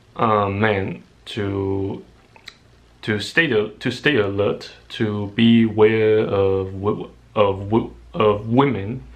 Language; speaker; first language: English; non-native, fluent; Chinese